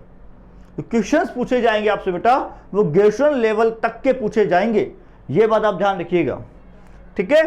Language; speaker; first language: Hindi; native; Hindi